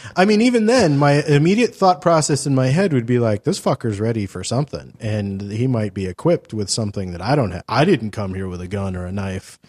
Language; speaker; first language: English; early bilingual, other home language; Spanish